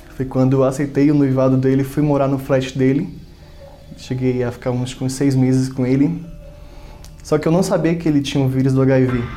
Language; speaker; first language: Portuguese; native; Portuguese